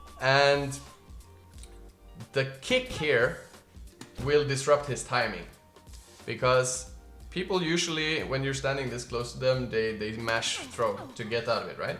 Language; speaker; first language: English; non-native, fluent; Norwegian